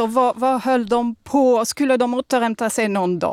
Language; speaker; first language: Swedish; non-native, fluent; French